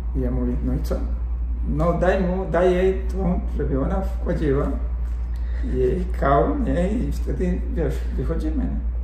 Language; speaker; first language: Polish; non-native, fluent; Spanish